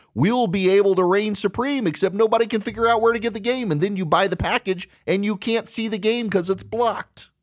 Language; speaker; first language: English; native; English